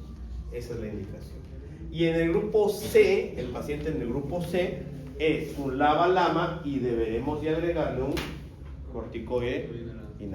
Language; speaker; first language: Spanish; native; Spanish